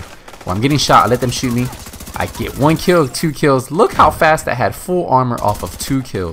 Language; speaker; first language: English; native; English